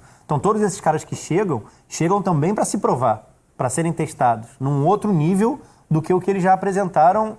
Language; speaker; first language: Portuguese; native; Portuguese